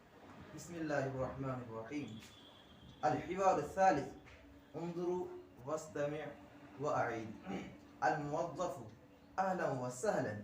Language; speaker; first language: Arabic; non-native, learner; Bangla